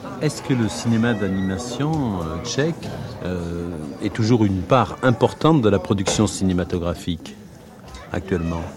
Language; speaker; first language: French; native; French